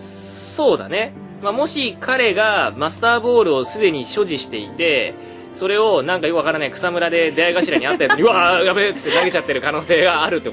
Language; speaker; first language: Japanese; native; Japanese